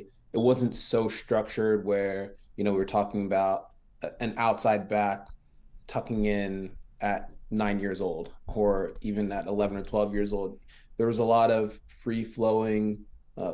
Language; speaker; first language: English; early bilingual, other home language; French